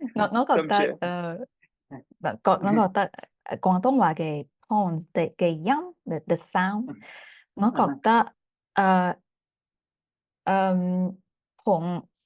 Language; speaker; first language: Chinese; non-native, learner; English